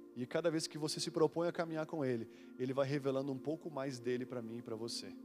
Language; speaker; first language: Portuguese; native; Portuguese